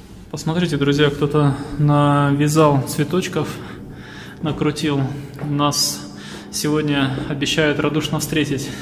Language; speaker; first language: Russian; native; Russian